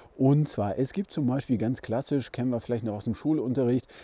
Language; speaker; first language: German; native; German